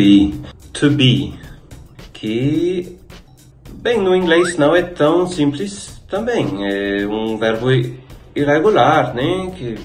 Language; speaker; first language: Portuguese; non-native, fluent; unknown